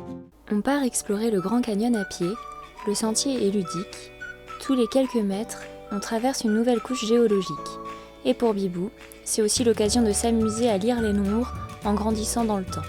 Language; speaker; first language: French; native; French